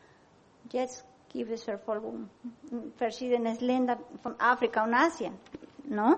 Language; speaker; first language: German; non-native, learner; Spanish